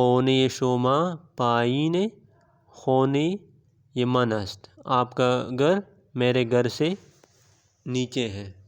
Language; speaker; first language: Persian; non-native, fluent; Urdu